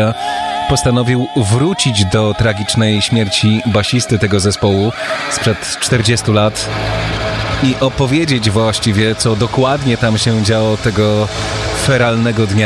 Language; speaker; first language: Polish; native; Polish